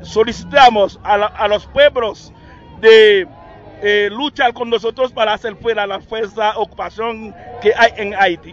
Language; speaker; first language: Spanish; non-native, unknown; Haitian Creole